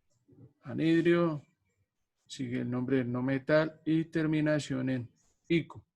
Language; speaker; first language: Spanish; native; Spanish